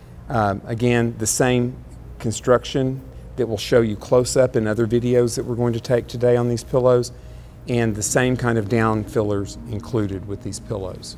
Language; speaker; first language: English; native; English